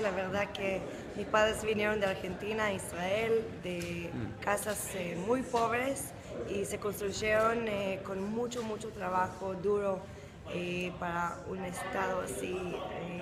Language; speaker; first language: Spanish; early bilingual, heritage; Spanish